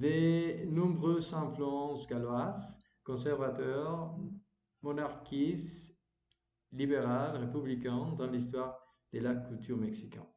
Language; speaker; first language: French; non-native, learner; Spanish